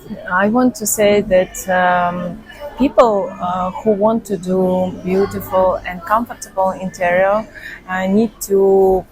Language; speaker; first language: English; non-native, learner; Russian